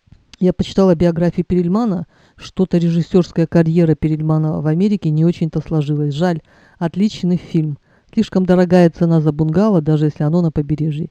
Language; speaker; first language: Russian; native; Russian